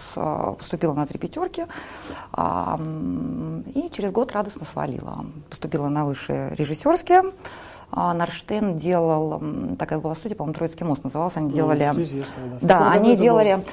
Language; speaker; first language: Russian; native; Russian